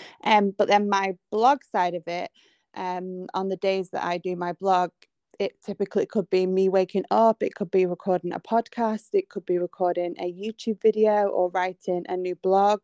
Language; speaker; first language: English; native; English